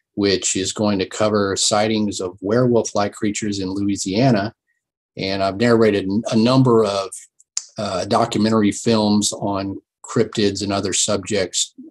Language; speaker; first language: English; native; English